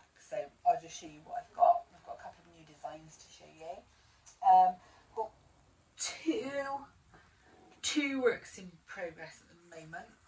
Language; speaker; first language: English; native; English